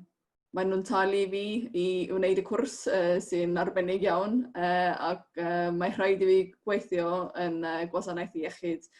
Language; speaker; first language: Welsh; non-native, fluent; Estonian